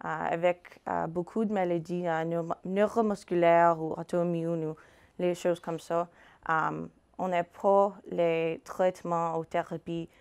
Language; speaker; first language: French; non-native, fluent; English